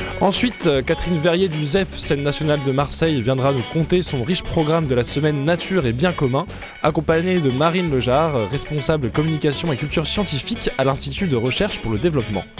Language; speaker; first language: French; native; French